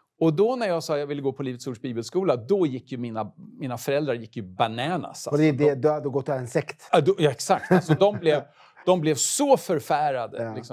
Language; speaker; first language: Swedish; native; Swedish